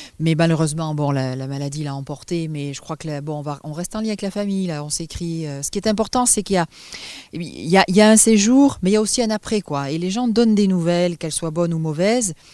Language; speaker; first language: French; native; French